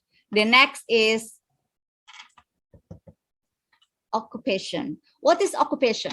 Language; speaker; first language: English; non-native, fluent; Indonesian